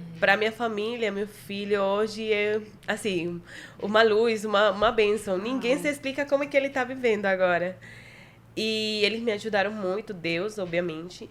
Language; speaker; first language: Portuguese; non-native, fluent; Spanish